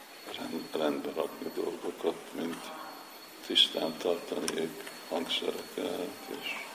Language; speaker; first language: Hungarian; non-native, fluent; English